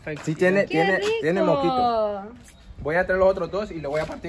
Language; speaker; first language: Spanish; native; Spanish